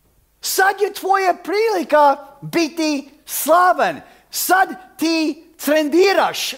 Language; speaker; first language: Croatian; early bilingual, heritage; Croatian